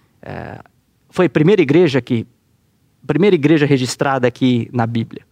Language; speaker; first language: Portuguese; native; Portuguese